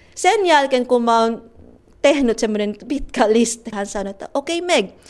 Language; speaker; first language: Finnish; non-native, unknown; Filipino